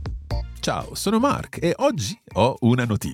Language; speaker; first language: Italian; non-native, fluent; English